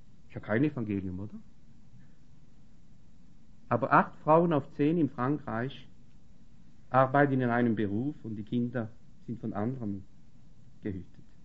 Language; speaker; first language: German; non-native, fluent; French